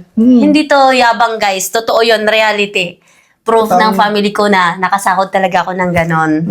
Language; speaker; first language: Filipino; native; Filipino